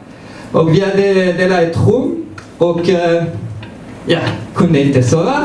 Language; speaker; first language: Swedish; non-native, fluent; French